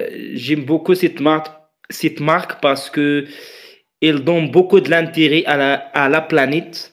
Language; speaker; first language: French; non-native, learner; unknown